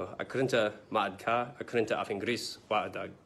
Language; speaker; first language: Somali; non-native, learner; English